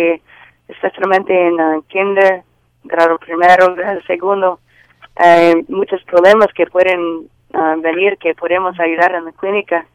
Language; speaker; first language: Spanish; non-native, learner; English